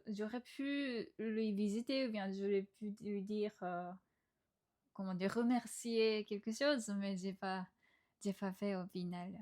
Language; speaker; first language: French; non-native, fluent; Japanese